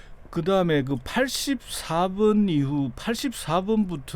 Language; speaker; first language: Korean; native; Korean